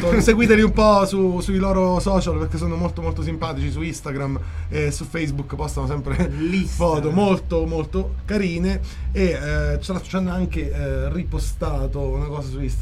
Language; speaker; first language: Italian; native; Italian